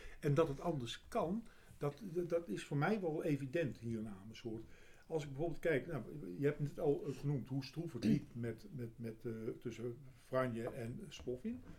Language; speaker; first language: Dutch; native; Dutch